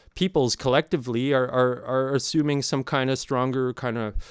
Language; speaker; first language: English; non-native, fluent; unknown